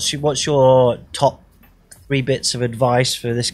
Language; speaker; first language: English; native; English